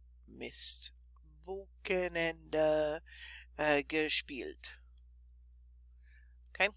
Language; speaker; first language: German; non-native, fluent; English